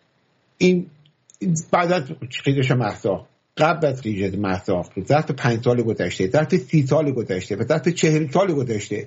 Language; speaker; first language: Persian; native; Persian